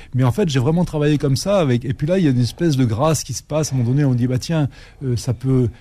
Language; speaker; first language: French; native; French